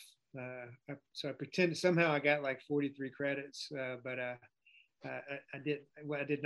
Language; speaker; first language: English; native; English